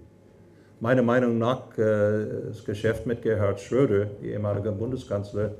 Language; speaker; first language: German; non-native, fluent; English